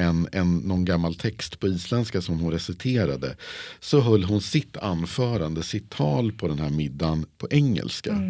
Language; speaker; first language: Swedish; native; Swedish